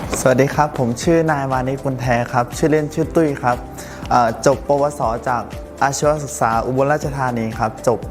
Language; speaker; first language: Thai; native; Thai